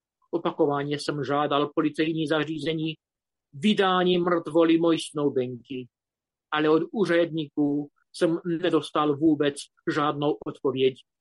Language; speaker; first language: Czech; non-native, fluent; Romanian